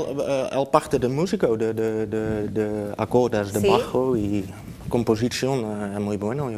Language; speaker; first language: Spanish; non-native, learner; Dutch